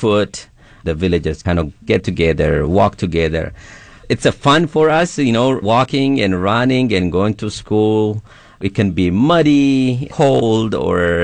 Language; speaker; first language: English; non-native, fluent; Sidamo